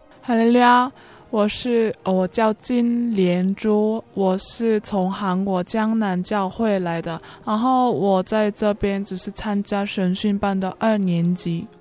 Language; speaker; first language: Chinese; non-native, learner; Korean